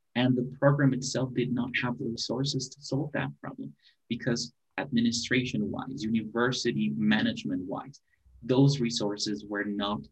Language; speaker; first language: English; non-native, fluent; Spanish